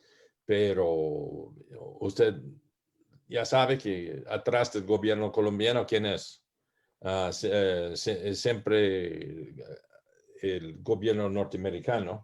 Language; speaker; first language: Spanish; non-native, learner; English